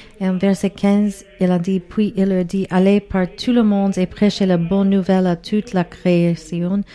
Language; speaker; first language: French; non-native, learner; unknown